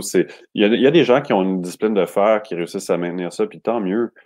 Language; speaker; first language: French; native; French